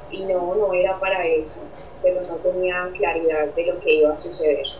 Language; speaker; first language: Spanish; native; Spanish